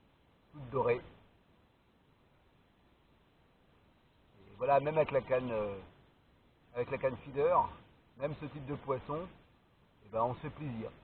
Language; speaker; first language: French; native; French